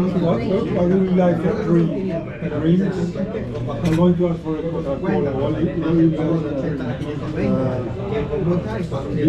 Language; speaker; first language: English; non-native, fluent; Spanish